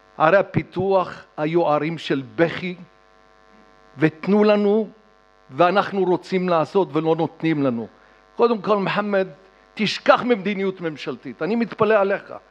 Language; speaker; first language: Hebrew; native; Hebrew